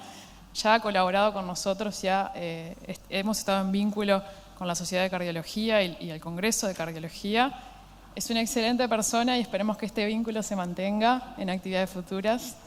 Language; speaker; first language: Spanish; native; Spanish